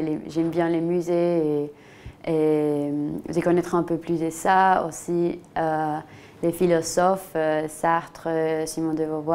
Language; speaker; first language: French; non-native, fluent; Spanish